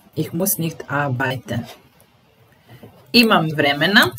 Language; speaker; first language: German; non-native, fluent; Serbian